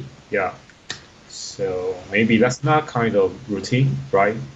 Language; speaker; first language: English; non-native, learner; Chinese